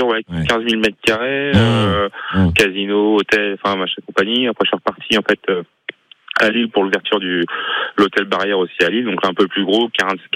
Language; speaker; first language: French; native; French